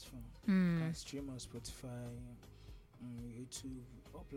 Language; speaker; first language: English; non-native, local second language; Igbo